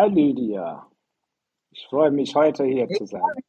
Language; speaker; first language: German; non-native, fluent; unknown